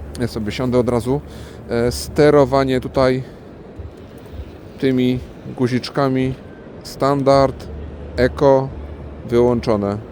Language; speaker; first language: Polish; native; Polish